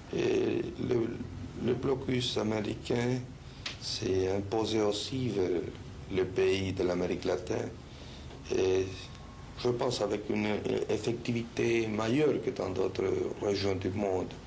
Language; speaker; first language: French; non-native, fluent; Spanish